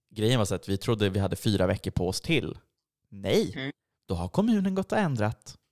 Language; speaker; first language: Swedish; native; Swedish